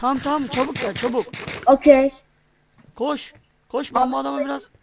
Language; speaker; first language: Turkish; native; Turkish